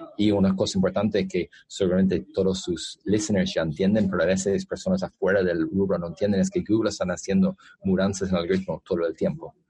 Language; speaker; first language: Spanish; non-native, fluent; English